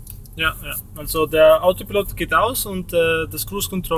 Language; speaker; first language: German; native; German